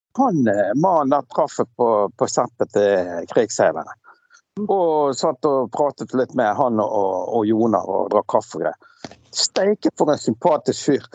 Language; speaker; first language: Norwegian; native; Norwegian